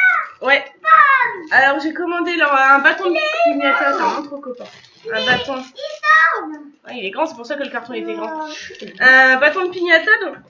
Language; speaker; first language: French; native; French